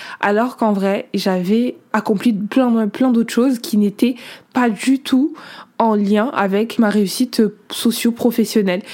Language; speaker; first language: French; native; French